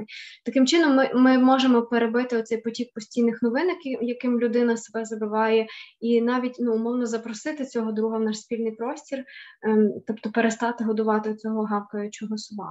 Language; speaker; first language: Ukrainian; native; Ukrainian